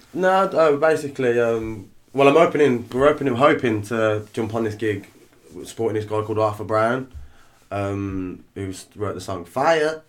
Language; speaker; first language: English; native; English